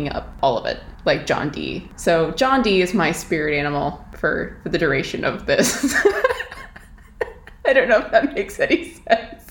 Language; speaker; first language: English; native; English